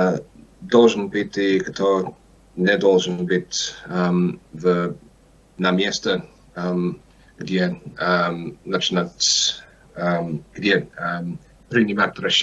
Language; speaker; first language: Russian; non-native, learner; English